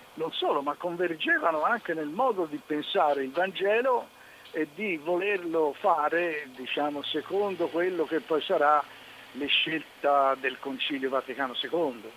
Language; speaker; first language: Italian; native; Italian